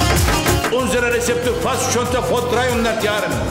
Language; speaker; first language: German; non-native, learner; Turkish